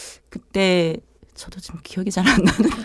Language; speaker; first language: Korean; native; Korean